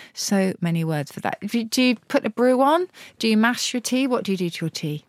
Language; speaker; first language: English; native; English